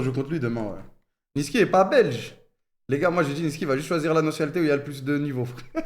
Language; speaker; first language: French; native; French